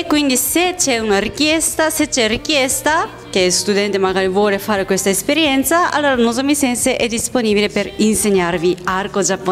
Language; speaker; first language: Italian; non-native, fluent; Japanese